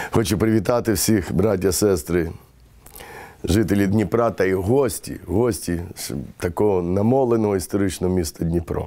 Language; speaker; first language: Ukrainian; non-native, local second language; Romany